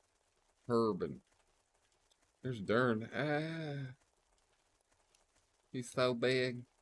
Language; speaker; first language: English; native; English